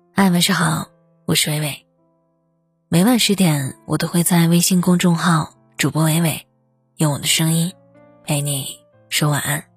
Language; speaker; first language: Chinese; native; Chinese